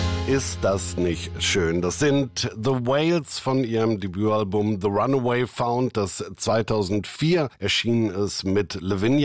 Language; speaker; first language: German; native; German